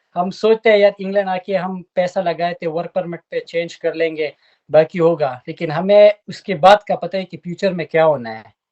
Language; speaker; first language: Urdu; non-native, local second language; Pashto